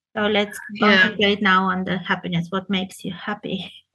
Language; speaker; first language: English; non-native, fluent; Bulgarian